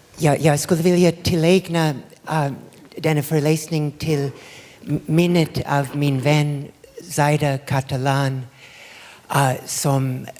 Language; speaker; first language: Swedish; non-native, fluent; English